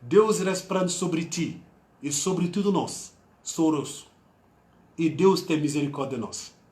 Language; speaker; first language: Portuguese; non-native, fluent; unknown